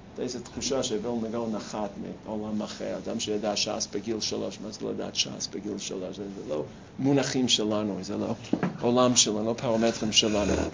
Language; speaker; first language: Hebrew; non-native, fluent; English